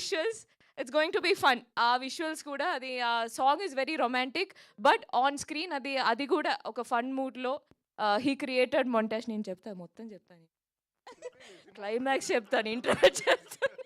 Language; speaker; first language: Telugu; non-native, local second language; Malayalam